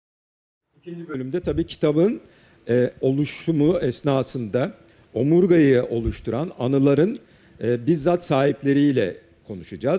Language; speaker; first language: Turkish; native; Turkish